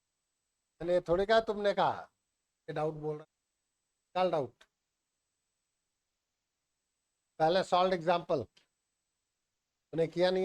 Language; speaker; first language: Hindi; native; Hindi